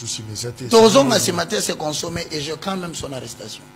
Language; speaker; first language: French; non-native, local second language; Lingala